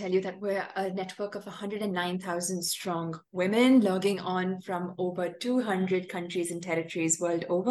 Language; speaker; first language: English; non-native, local second language; Tamil